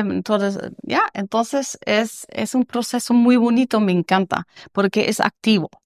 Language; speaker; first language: Spanish; non-native, learner; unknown